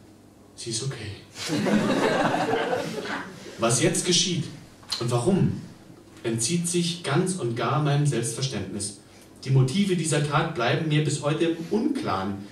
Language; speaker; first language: German; native; German